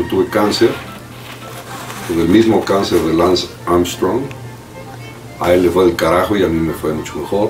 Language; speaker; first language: Spanish; native; Spanish